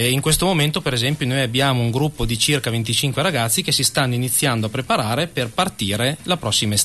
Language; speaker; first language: Italian; native; Italian